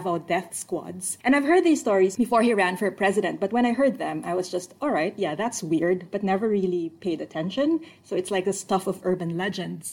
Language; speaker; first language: English; non-native, local second language; Filipino